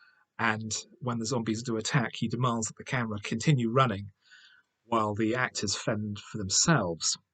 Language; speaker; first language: English; native; English